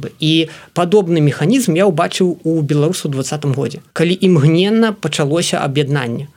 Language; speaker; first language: Belarusian; non-native, local second language; Russian